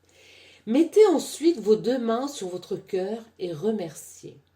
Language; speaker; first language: French; native; French